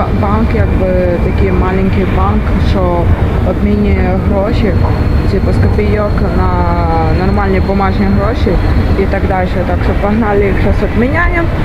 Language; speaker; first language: Ukrainian; native; Ukrainian